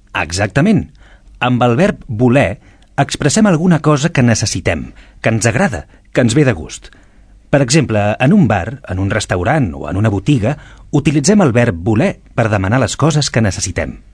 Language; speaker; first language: Catalan; native; Catalan